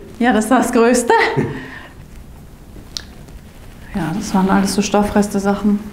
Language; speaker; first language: German; native; German